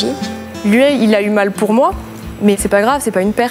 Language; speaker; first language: French; native; French